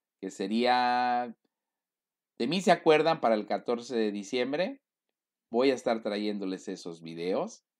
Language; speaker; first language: Spanish; native; Spanish